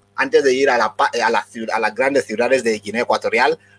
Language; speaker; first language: Spanish; non-native, local second language; Fang